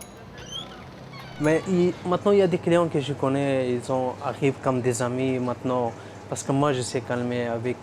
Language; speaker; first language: French; non-native, learner; Persian